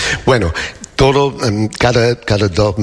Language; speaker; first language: Spanish; non-native, learner; English